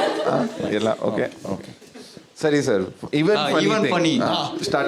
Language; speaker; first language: Kannada; non-native, learner; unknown